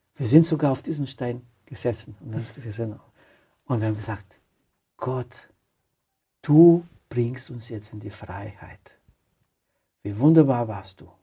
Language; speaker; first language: German; non-native, fluent; Romanian